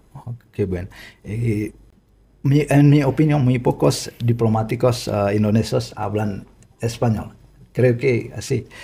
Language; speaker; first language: Spanish; non-native, fluent; Indonesian